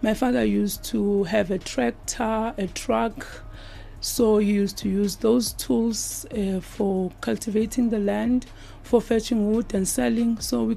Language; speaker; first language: English; non-native, local second language; Xhosa